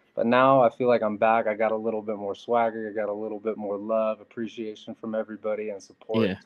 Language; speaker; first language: English; native; English